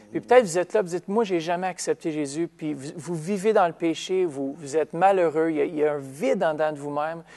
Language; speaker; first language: French; native; French